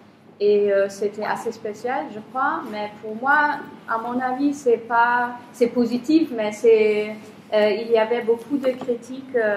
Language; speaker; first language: French; non-native, fluent; German